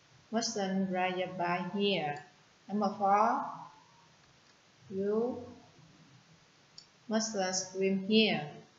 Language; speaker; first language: English; non-native, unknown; Vietnamese